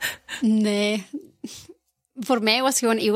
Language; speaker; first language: Dutch; non-native, fluent; Spanish